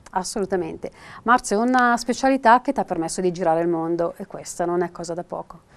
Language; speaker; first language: Italian; native; Italian